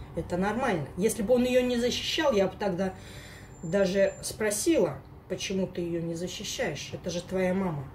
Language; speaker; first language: Russian; native; Russian